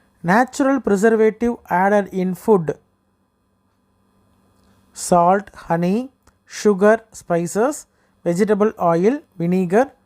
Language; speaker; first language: English; non-native, local second language; Tamil